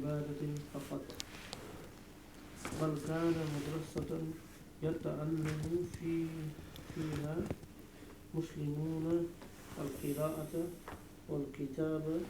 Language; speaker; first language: Arabic; non-native, learner; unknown